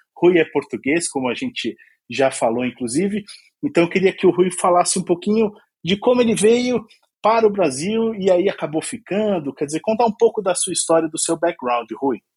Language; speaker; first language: Portuguese; native; Portuguese